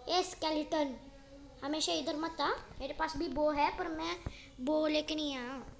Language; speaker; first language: Hindi; non-native, local second language; Marathi